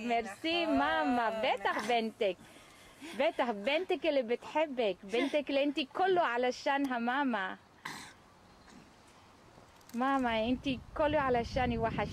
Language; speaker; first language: Arabic; native; Arabic